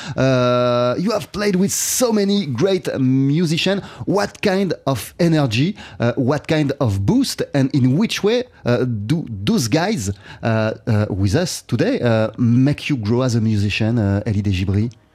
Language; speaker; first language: English; non-native, fluent; French